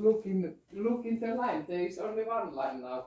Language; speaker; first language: English; non-native, learner; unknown